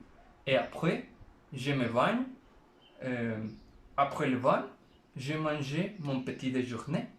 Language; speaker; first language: French; non-native, learner; Spanish